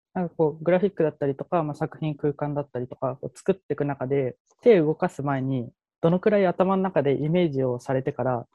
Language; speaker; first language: Japanese; native; Japanese